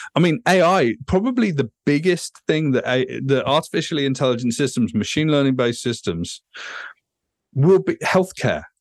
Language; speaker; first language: English; native; English